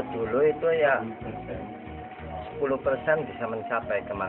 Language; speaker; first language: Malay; non-native, local second language; Javanese